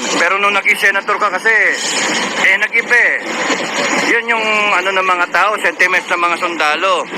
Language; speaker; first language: Filipino; native; Filipino